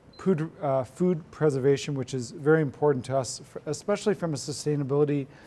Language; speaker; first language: English; native; English